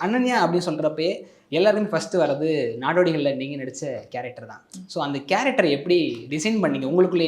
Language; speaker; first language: Tamil; native; Tamil